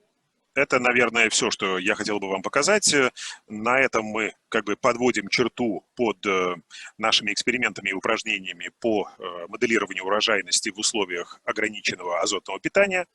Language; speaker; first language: Russian; native; Russian